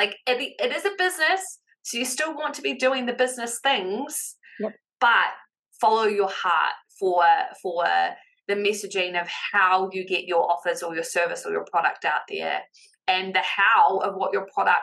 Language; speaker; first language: English; native; English